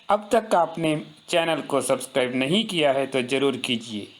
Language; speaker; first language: Hindi; non-native, local second language; Kannada